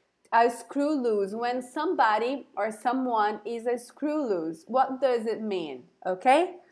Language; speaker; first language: English; non-native, fluent; Portuguese